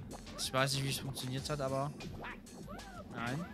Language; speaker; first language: German; native; German